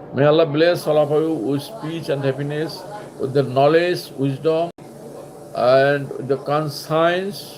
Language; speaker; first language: English; non-native, local second language; Bangla